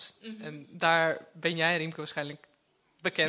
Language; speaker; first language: Dutch; non-native, fluent; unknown